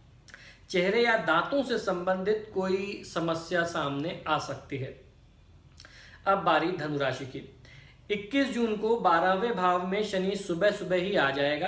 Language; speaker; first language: Hindi; native; Hindi